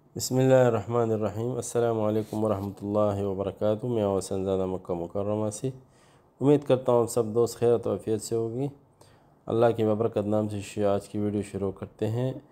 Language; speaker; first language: Urdu; non-native, local second language; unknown